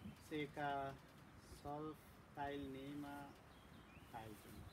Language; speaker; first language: German; non-native, learner; Sinhala